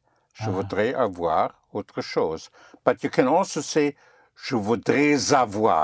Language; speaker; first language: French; non-native, fluent; English